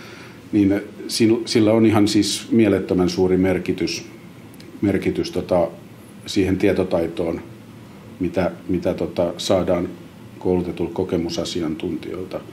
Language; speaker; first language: Finnish; native; Finnish